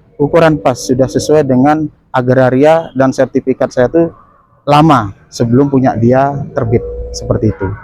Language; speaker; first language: Indonesian; native; Indonesian